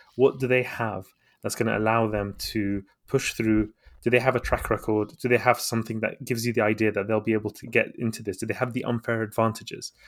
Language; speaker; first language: English; native; English